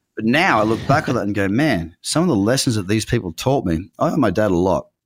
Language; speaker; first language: English; native; English